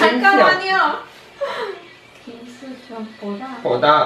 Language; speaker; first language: Korean; non-native, learner; Spanish